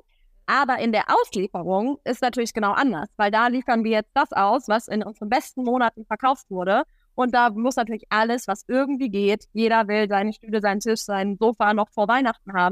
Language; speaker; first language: German; native; German